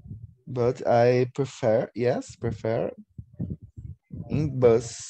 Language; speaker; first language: English; non-native, learner; Portuguese